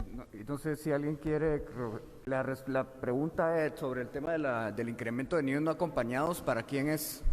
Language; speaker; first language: Spanish; native; Spanish